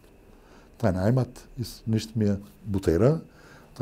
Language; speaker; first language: German; non-native, fluent; Italian